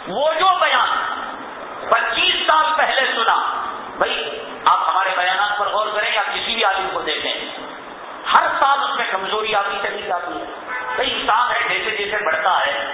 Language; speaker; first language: Urdu; native; Urdu